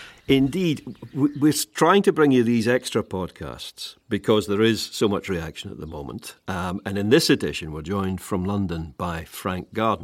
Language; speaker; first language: English; native; English